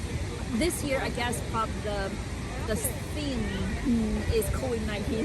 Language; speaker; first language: English; non-native, learner; Chinese